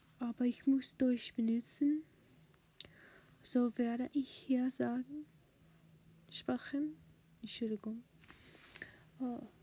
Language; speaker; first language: German; non-native, learner; English